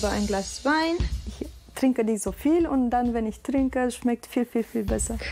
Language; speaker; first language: German; non-native, learner; Romanian